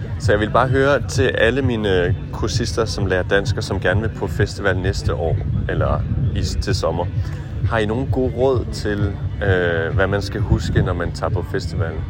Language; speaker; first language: Danish; native; Danish